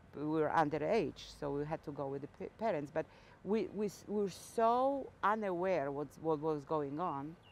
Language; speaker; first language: English; non-native, fluent; Polish